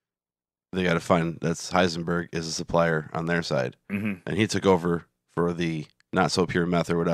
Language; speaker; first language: English; native; English